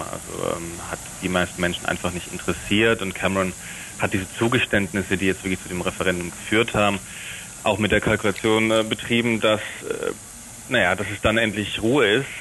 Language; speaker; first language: German; native; German